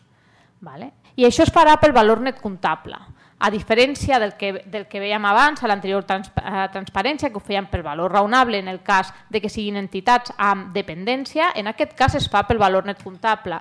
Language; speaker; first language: Catalan; native; Catalan